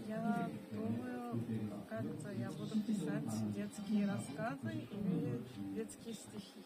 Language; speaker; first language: Russian; non-native, fluent; Korean